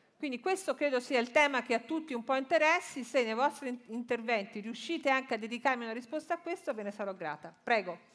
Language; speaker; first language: Italian; native; Italian